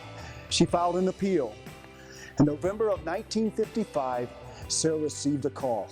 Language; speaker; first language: English; native; English